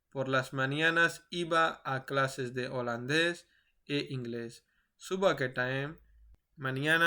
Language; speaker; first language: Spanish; non-native, fluent; Urdu